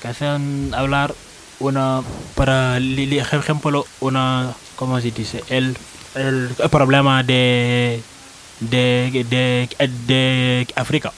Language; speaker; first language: Spanish; non-native, learner; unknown